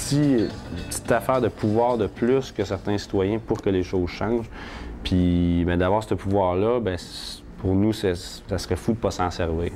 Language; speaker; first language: French; native; French